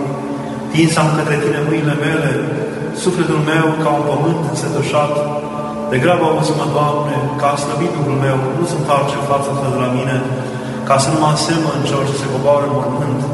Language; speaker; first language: Romanian; native; Romanian